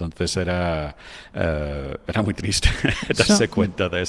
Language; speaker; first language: Spanish; non-native, fluent; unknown